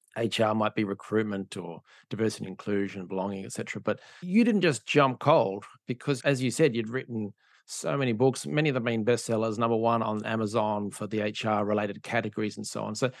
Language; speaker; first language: English; native; English